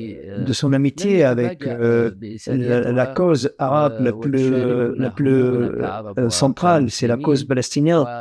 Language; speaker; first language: French; non-native, fluent; Arabic